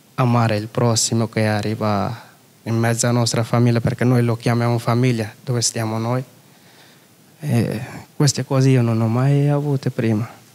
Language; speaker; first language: Italian; non-native, fluent; Urdu